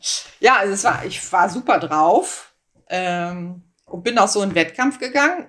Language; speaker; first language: German; native; German